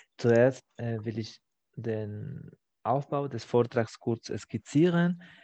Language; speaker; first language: German; non-native, fluent; Spanish